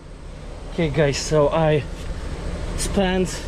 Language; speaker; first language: English; non-native, fluent; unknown